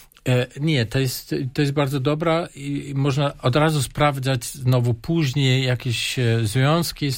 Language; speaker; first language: Polish; non-native, fluent; German